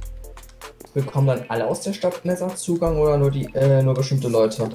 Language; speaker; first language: German; native; German